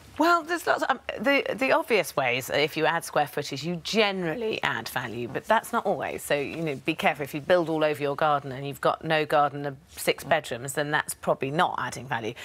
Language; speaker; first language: English; native; English